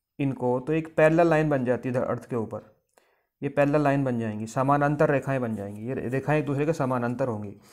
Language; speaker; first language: Hindi; native; Hindi